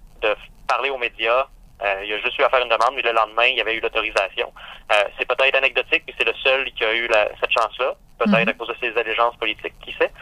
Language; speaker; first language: French; native; French